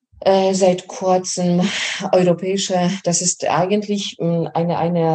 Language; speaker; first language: German; non-native, fluent; Polish